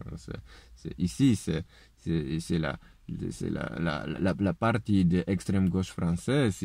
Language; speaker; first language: French; non-native, learner; Polish